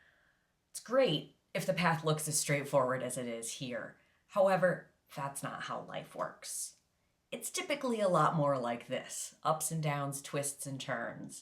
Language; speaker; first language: English; native; English